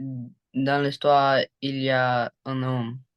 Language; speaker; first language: French; non-native, learner; English